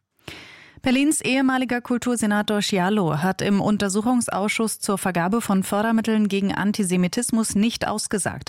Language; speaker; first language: German; native; German